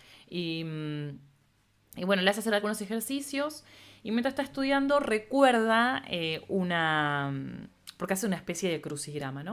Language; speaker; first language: Spanish; native; Spanish